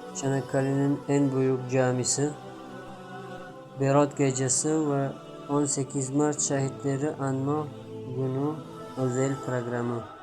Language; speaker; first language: Turkish; non-native, fluent; Tajik